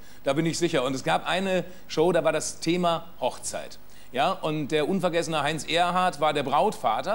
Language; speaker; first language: German; native; German